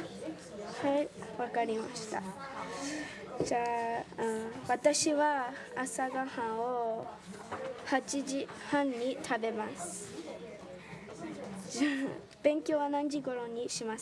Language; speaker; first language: Japanese; non-native, learner; English